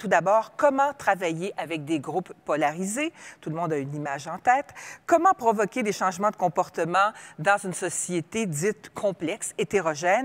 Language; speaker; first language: French; native; French